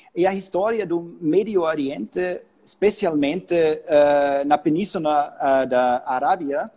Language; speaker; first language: Portuguese; non-native, fluent; German